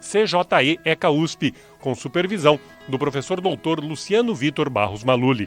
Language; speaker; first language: Portuguese; native; Portuguese